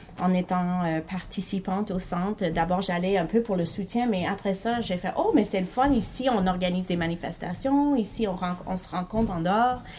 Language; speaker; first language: French; non-native, local second language; English